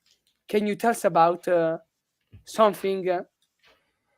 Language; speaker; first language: English; non-native, learner; Italian